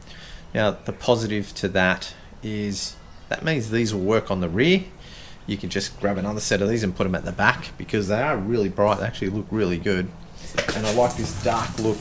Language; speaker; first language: English; native; English